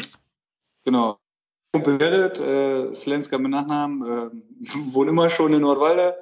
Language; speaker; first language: German; native; German